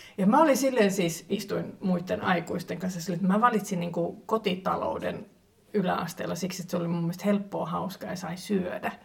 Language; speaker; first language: Finnish; non-native, local second language; Swedish